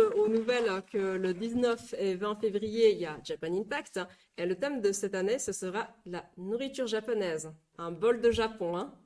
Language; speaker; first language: French; native; French